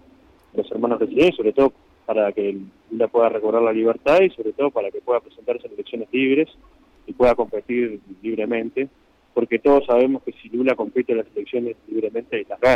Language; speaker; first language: Spanish; native; Spanish